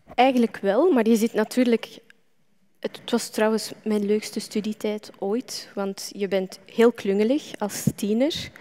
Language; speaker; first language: Dutch; non-native, fluent; Arabic